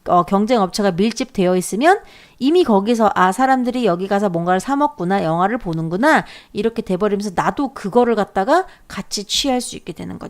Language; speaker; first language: Korean; native; Korean